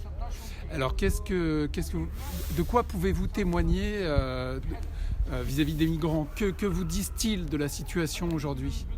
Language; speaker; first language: French; native; French